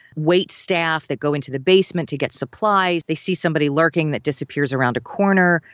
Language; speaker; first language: English; native; English